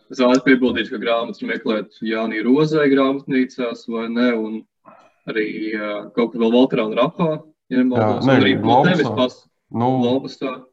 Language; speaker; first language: Latvian; native; Latvian